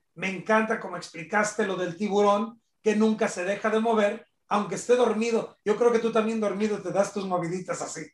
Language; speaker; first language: Spanish; early bilingual, heritage; Spanish